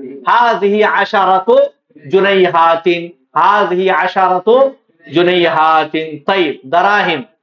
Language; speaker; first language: Arabic; non-native, fluent; Urdu